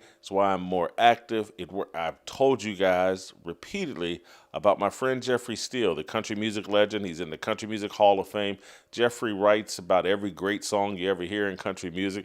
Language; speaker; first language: English; native; English